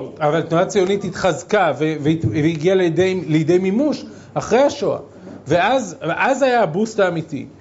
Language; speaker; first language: Hebrew; native; Hebrew